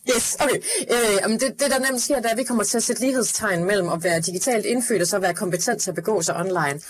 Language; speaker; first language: Danish; native; Danish